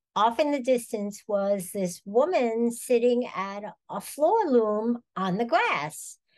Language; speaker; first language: English; native; English